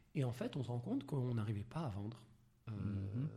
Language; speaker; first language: French; native; French